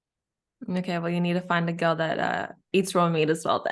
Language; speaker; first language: English; native; English